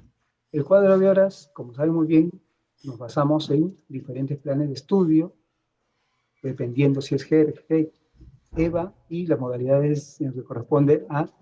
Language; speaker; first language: Spanish; native; Spanish